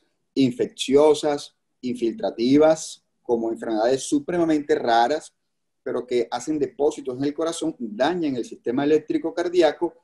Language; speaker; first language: Spanish; native; Spanish